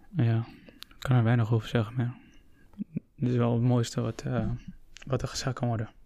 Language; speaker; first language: Dutch; early bilingual, other home language; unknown